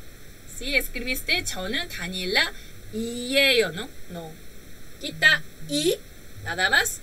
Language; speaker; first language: Spanish; non-native, learner; Korean